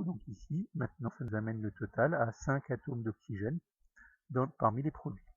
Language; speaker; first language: French; native; French